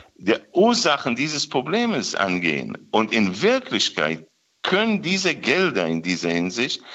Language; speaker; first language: German; non-native, fluent; Hebrew